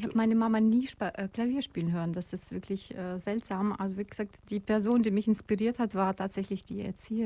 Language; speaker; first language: German; non-native, fluent; Russian